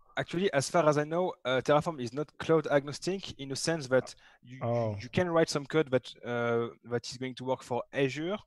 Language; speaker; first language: English; non-native, fluent; French